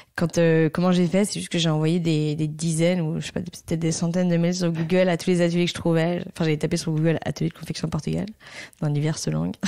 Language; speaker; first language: French; native; French